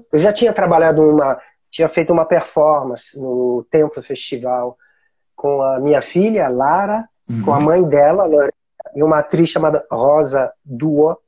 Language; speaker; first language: Portuguese; non-native, fluent; French